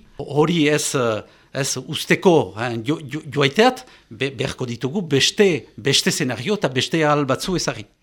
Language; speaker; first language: Basque; native; Basque